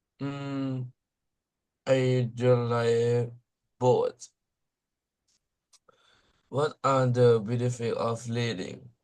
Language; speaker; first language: English; non-native, learner; Thai